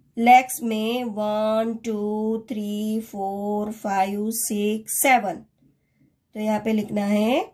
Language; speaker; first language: Hindi; non-native, local second language; Gujarati